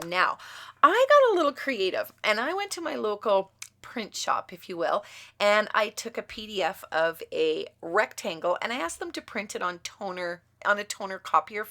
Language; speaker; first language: English; native; English